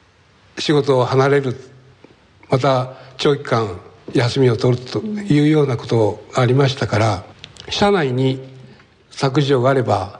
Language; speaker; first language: Japanese; native; Japanese